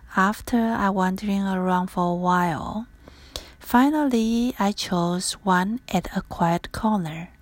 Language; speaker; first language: English; non-native, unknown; Min Nan Chinese